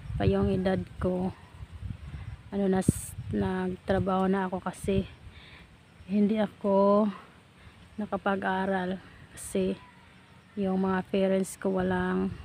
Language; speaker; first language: Filipino; non-native, local second language; Hiligaynon